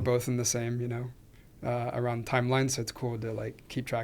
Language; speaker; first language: English; non-native, fluent; Spanish